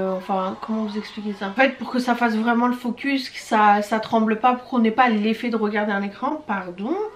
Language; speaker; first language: French; early bilingual, other home language; Portuguese